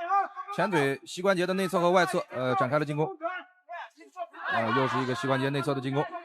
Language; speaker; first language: Chinese; native; Chinese